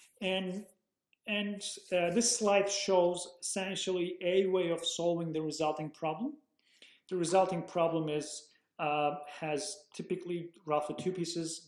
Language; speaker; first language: English; non-native, fluent; Turkish